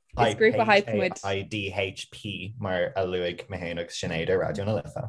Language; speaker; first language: Irish; native; Irish